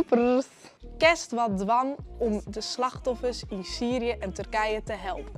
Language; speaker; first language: Dutch; non-native, local second language; Western Frisian